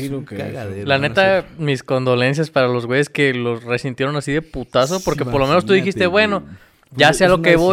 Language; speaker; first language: Spanish; native; Spanish